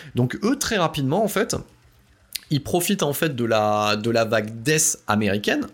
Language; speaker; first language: French; native; French